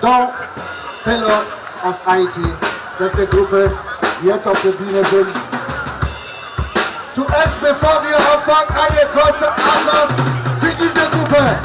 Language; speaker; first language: German; non-native, learner; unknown